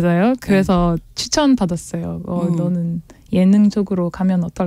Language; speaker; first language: Korean; non-native, learner; French